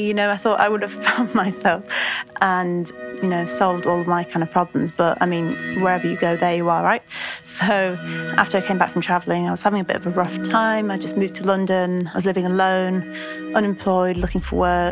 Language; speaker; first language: English; native; English